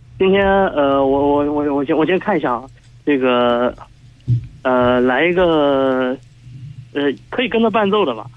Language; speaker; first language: Chinese; native; Chinese